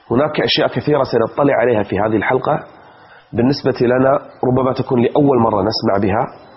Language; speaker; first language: Arabic; native; Arabic